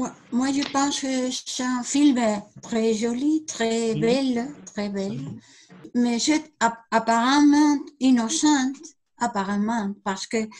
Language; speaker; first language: French; non-native, learner; Spanish